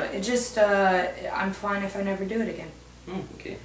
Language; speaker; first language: English; native; English